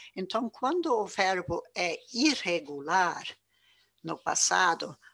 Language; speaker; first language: Portuguese; non-native, fluent; German